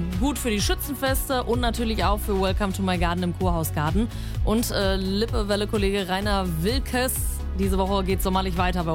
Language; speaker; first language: German; native; German